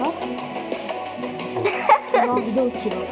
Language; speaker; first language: French; native; French